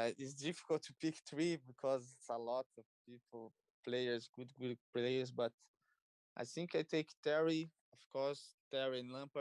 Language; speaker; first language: English; non-native, learner; Portuguese